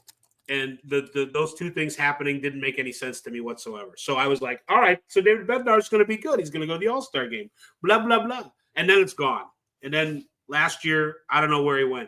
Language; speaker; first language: English; native; English